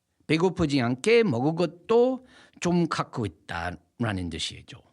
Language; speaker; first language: Korean; non-native, fluent; English